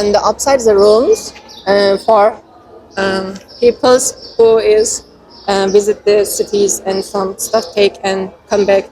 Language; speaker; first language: English; non-native, learner; Turkish